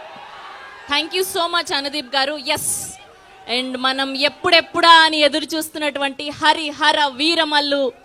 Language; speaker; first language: Telugu; native; Telugu